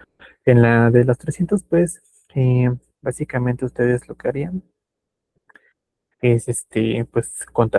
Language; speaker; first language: Spanish; native; Spanish